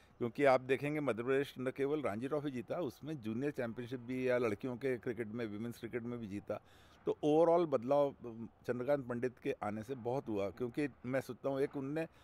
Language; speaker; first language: Hindi; native; Hindi